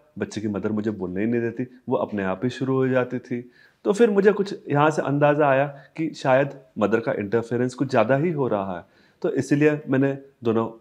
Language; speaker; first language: Hindi; native; Hindi